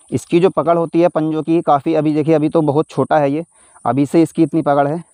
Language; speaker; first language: Hindi; native; Hindi